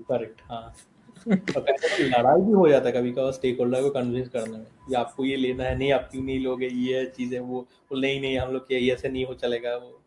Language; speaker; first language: Hindi; non-native, local second language; Bangla